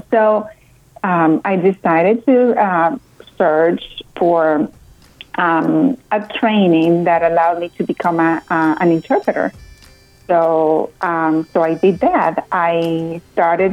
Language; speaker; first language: English; non-native, fluent; Spanish